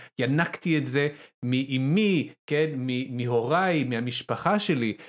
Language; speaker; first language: Hebrew; non-native, local second language; Arabic